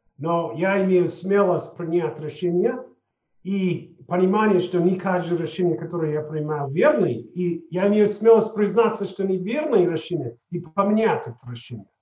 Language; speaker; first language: Russian; non-native, fluent; English